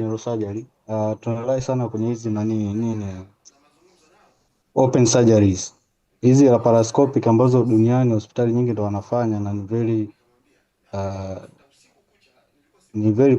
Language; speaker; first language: Swahili; native; Swahili